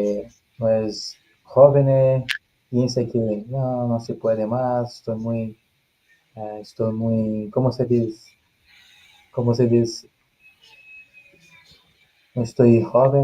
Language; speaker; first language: Spanish; non-native, learner; Portuguese